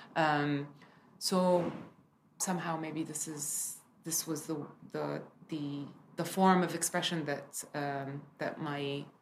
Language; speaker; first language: English; early bilingual, other home language; Arabic